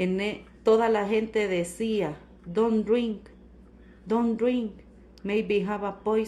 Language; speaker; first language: English; non-native, learner; Spanish